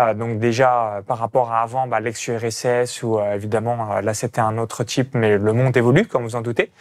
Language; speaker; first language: French; native; French